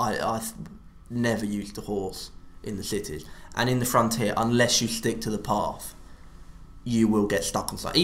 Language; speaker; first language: English; native; English